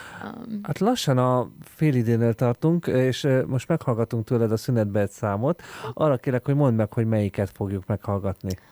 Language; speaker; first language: Hungarian; native; Hungarian